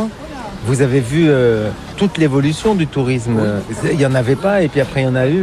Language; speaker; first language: French; native; French